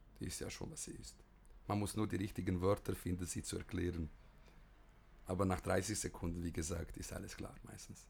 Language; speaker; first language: German; early bilingual, other home language; Bosnian